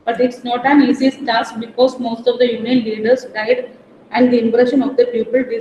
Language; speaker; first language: English; non-native, local second language; Malayalam